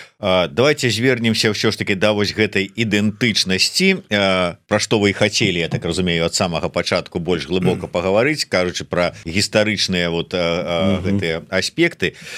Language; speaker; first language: Belarusian; native; Belarusian